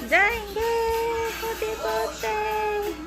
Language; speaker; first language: Korean; non-native, fluent; Mongolian